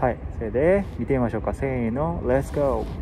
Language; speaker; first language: Japanese; non-native, fluent; Korean